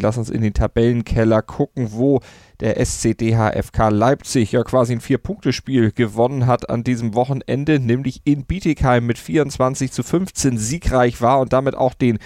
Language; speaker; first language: German; native; German